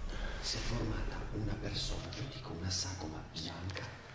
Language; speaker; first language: Italian; native; Italian